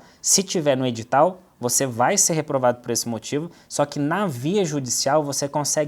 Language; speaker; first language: Portuguese; native; Portuguese